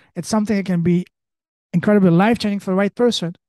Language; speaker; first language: English; early bilingual, other home language; French